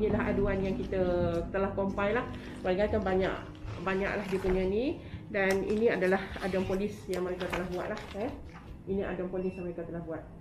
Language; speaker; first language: Malay; native; Malay